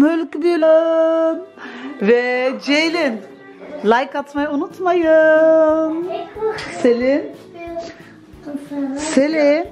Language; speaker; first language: Turkish; early bilingual, heritage; Turkish